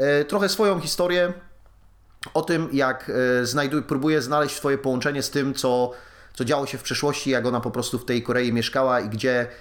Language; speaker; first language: Polish; native; Polish